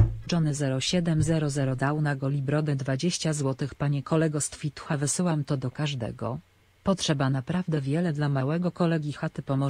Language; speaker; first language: Polish; native; Polish